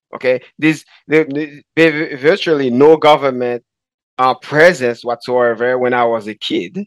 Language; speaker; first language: English; non-native, fluent; Haitian Creole